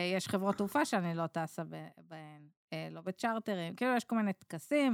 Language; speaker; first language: Hebrew; native; Hebrew